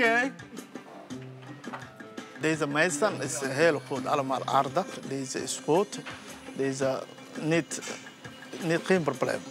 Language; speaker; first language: Dutch; non-native, learner; Somali